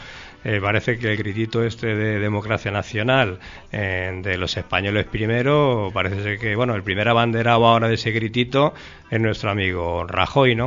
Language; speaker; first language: Spanish; native; Spanish